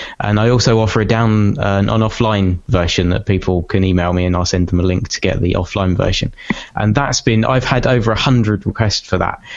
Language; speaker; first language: English; native; English